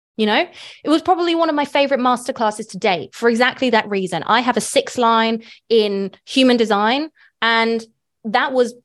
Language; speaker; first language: English; native; English